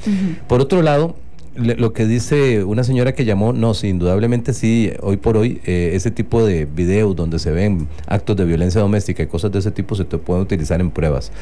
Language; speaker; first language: Spanish; native; Spanish